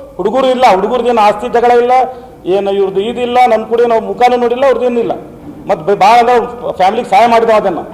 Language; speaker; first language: Kannada; non-native, local second language; Urdu